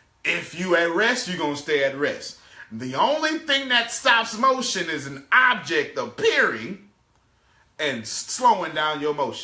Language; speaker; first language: English; native; English